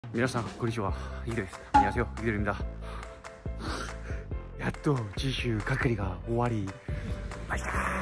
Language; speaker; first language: Japanese; non-native, fluent; Korean